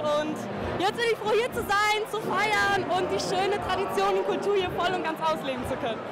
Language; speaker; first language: German; native; German